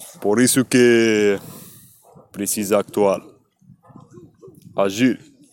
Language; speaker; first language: Portuguese; non-native, learner; Spanish